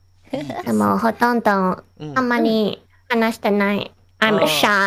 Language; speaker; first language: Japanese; non-native, learner; English